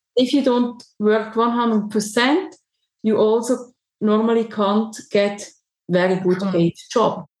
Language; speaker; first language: English; non-native, learner; German